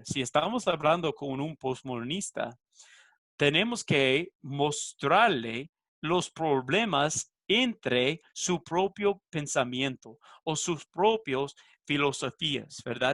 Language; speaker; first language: Spanish; non-native, fluent; English